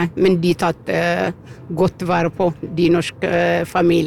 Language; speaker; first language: Norwegian; non-native, learner; Amharic